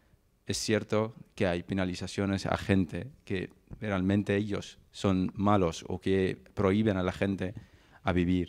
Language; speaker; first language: Spanish; non-native, fluent; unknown